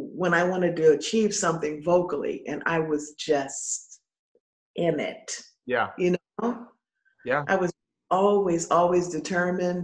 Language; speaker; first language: English; native; English